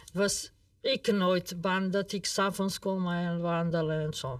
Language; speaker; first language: Dutch; non-native, learner; Serbian